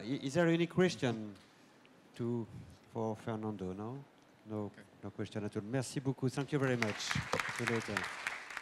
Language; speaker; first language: English; non-native, fluent; French